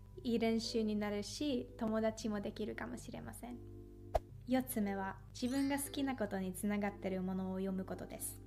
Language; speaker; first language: Japanese; non-native, fluent; Finnish